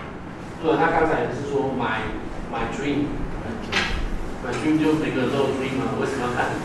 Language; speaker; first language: Chinese; native; Chinese